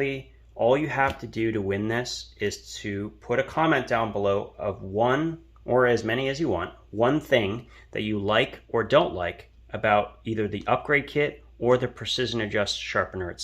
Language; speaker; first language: English; native; English